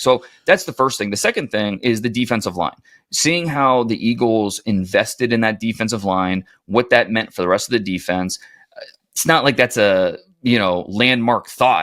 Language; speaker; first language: English; native; English